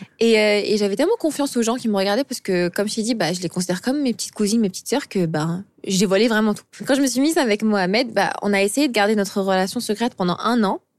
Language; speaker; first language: French; early bilingual, other home language; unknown